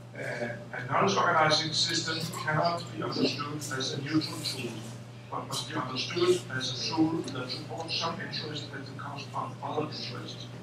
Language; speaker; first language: English; non-native, fluent; Danish